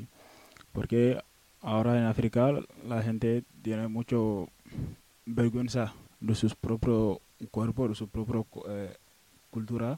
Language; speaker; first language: Spanish; non-native, learner; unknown